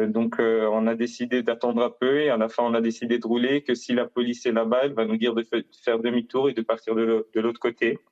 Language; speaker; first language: French; non-native, fluent; Hebrew